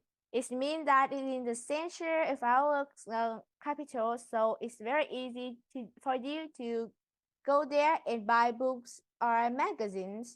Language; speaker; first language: English; non-native, learner; Vietnamese